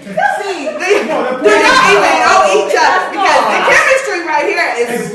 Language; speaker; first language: English; native; English